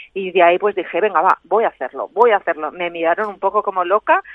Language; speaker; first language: Spanish; native; Spanish